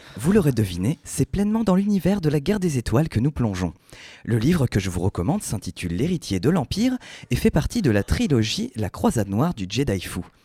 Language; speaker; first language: French; native; French